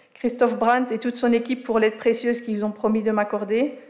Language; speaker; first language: French; native; French